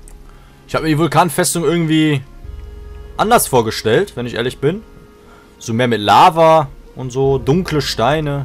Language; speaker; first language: German; native; German